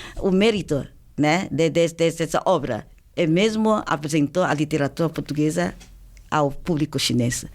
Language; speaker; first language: Portuguese; non-native, fluent; Chinese